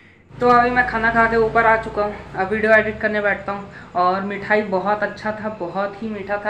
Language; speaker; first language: Hindi; native; Hindi